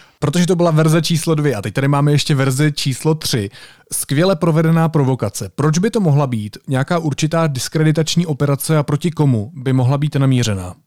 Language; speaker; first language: Czech; native; Czech